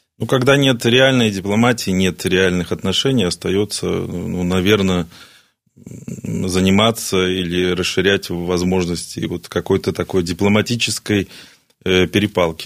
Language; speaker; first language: Russian; native; Russian